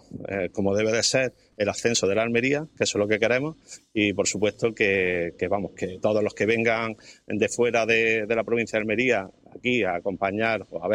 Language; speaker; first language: Spanish; native; Spanish